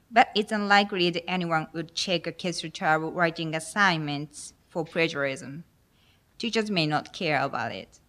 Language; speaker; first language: English; non-native, fluent; Japanese